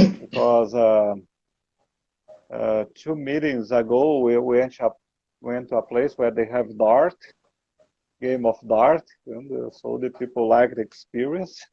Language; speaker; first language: English; non-native, learner; Portuguese